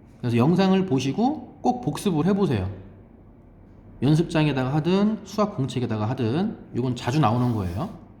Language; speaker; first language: Korean; native; Korean